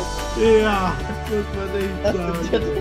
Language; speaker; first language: German; native; German